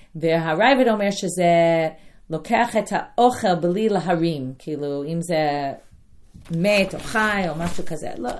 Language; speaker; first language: Hebrew; non-native, fluent; English